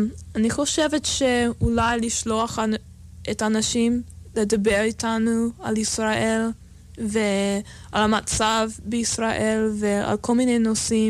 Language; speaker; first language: Hebrew; non-native, fluent; English